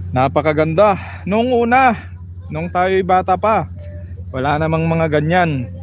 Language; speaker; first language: Filipino; non-native, local second language; Iloko